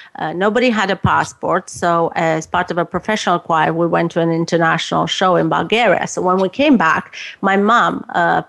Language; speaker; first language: English; non-native, fluent; Romanian